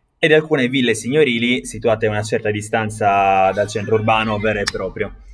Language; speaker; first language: Italian; non-native, local second language; Sardinian